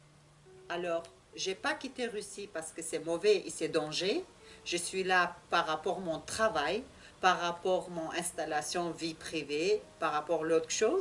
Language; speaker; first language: French; non-native, learner; Russian